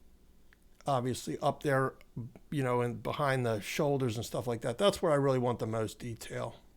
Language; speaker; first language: English; native; English